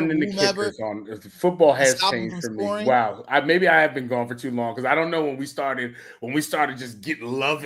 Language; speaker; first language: English; native; English